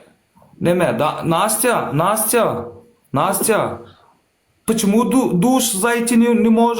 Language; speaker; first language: Russian; non-native, learner; Turkmen